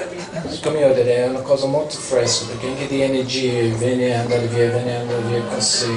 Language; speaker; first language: Italian; non-native, learner; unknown